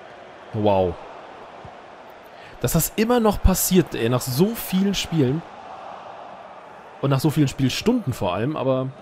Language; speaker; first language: German; native; German